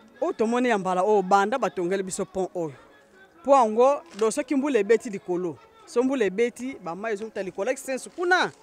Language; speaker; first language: Lingala; native; Lingala